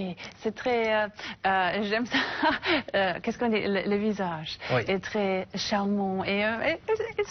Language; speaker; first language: French; non-native, fluent; English